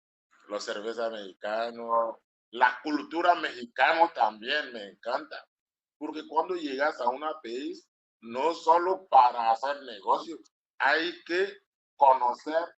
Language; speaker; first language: Spanish; non-native, learner; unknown